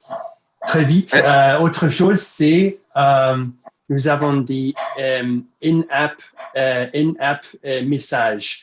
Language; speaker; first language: French; non-native, fluent; English